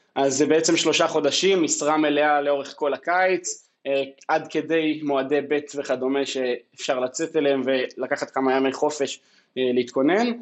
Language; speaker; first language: Hebrew; native; Hebrew